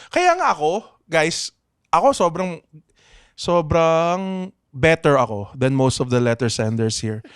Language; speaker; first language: Filipino; native; Filipino